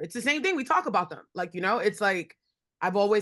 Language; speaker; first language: English; native; English